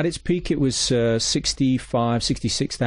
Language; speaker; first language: English; native; English